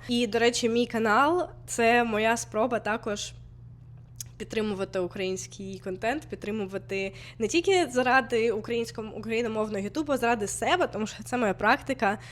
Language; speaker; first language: Ukrainian; non-native, local second language; Russian